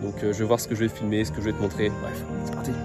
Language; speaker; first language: French; native; French